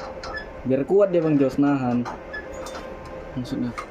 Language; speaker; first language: Indonesian; native; Indonesian